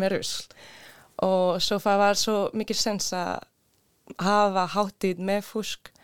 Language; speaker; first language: Icelandic; non-native, learner; Swedish